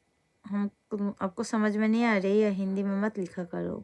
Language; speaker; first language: Hindi; non-native, local second language; Bangla